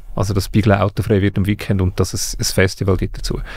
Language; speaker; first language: German; native; German